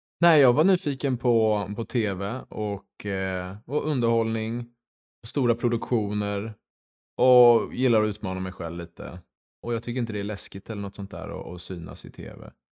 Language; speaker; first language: Swedish; early bilingual, heritage; Swedish